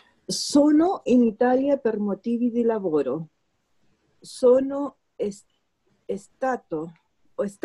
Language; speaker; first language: Italian; non-native, learner; Spanish